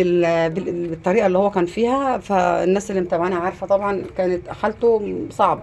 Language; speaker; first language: Arabic; native; Arabic